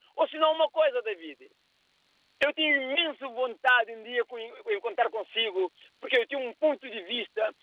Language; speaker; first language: Portuguese; non-native, local second language; Kabuverdianu